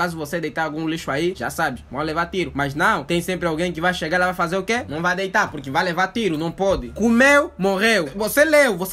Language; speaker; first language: Portuguese; native; Portuguese